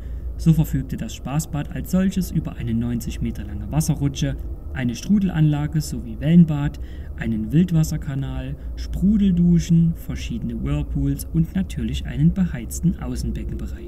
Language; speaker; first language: German; native; German